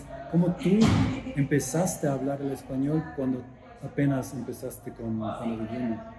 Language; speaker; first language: Spanish; non-native, fluent; German